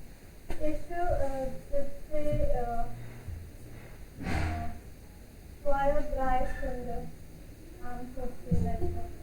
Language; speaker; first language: German; non-native, learner; Hindi